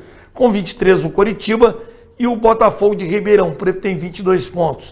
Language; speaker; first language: Portuguese; native; Portuguese